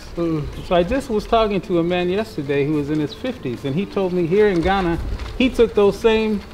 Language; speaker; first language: English; native; English